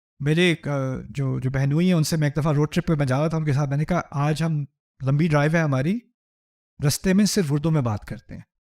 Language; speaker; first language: Urdu; early bilingual, heritage; Urdu